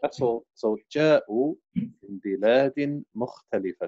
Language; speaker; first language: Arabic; non-native, fluent; English